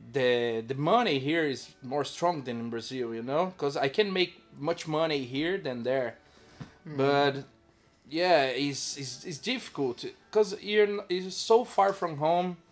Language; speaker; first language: English; non-native, learner; Portuguese